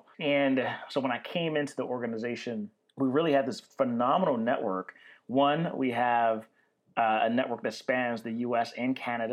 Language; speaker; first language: English; native; English